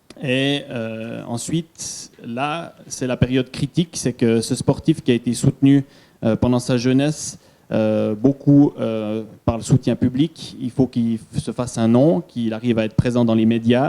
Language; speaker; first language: French; native; French